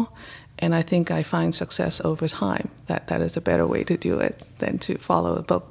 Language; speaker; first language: English; non-native, local second language; Cantonese